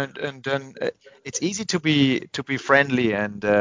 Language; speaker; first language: English; non-native, fluent; Finnish